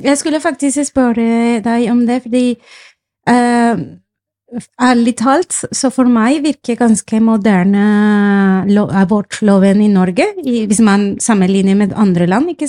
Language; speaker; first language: Norwegian; non-native, fluent; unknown